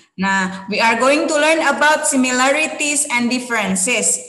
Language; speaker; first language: English; non-native, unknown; Indonesian